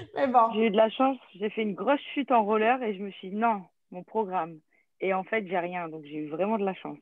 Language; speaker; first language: French; native; French